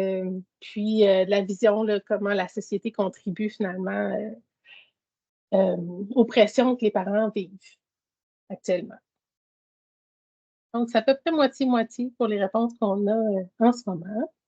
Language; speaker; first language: French; native; French